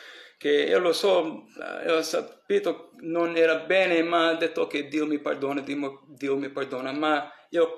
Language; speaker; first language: Italian; early bilingual, heritage; English